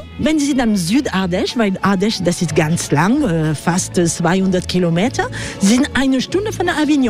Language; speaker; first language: German; non-native, fluent; French